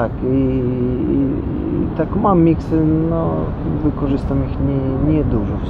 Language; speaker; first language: Polish; non-native, learner; Russian